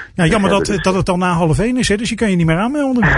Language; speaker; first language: Dutch; native; Dutch